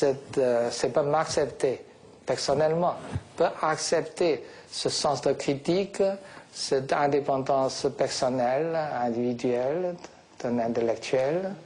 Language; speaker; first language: French; non-native, fluent; Chinese